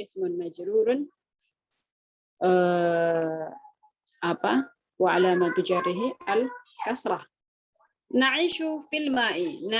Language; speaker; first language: Arabic; non-native, fluent; Indonesian